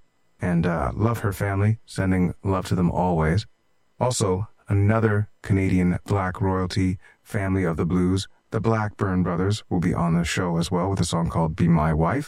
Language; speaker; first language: English; native; English